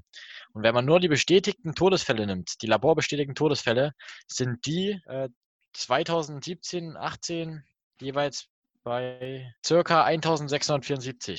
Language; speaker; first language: German; native; German